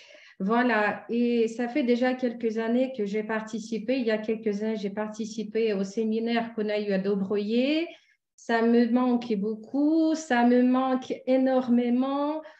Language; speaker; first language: French; non-native, fluent; Russian